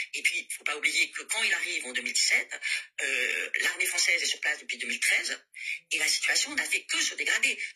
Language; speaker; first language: French; native; French